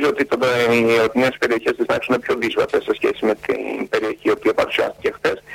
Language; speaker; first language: Greek; native; Greek